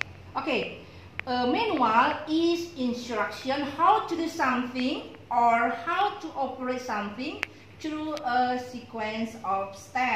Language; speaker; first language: English; non-native, learner; Indonesian